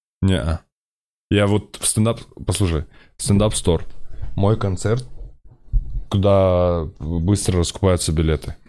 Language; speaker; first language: Russian; native; Russian